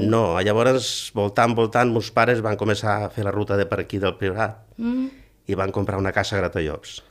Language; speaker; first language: Catalan; early bilingual, other home language; Galician